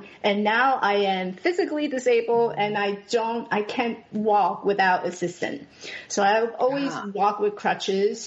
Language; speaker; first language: English; non-native, fluent; Chinese